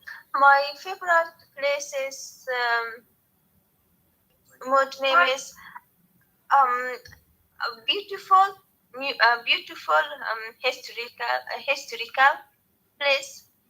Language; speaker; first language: English; non-native, learner; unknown